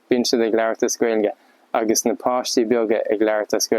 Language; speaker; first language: Irish; non-native, local second language; English